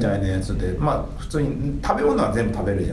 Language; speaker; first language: Japanese; native; Japanese